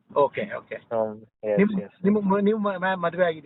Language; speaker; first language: Kannada; native; Kannada